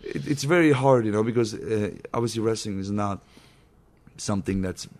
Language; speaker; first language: English; non-native, fluent; Swiss German